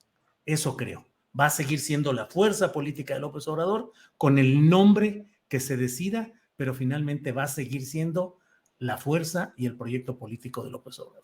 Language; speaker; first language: Spanish; native; Spanish